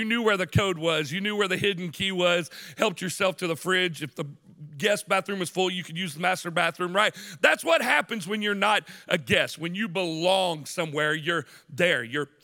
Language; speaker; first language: English; native; English